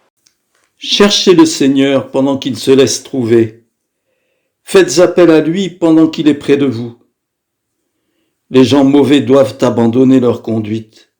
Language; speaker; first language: French; native; French